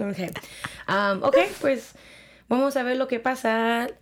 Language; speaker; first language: Spanish; early bilingual, heritage; Spanish